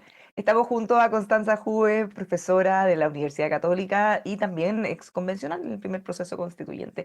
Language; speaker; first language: Spanish; native; Spanish